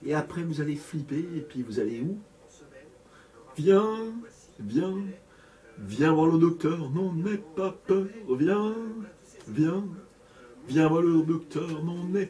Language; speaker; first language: French; native; French